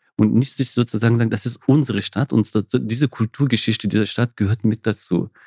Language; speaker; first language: German; early bilingual, other home language; Kurdish